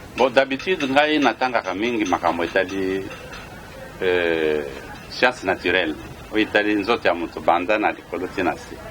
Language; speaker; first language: Lingala; native; Lingala